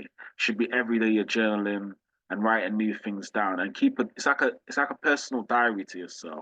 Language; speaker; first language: English; native; English